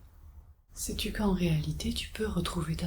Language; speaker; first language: French; native; French